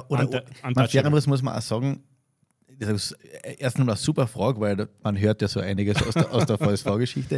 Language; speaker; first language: German; native; German